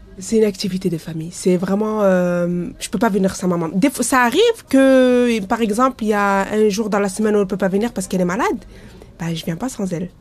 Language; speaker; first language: French; early bilingual, other home language; Arabic